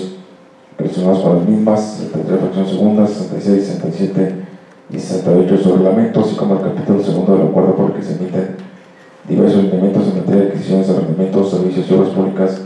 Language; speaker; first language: Spanish; native; Spanish